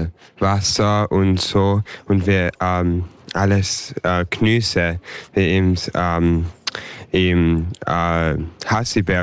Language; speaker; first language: German; early bilingual, heritage; English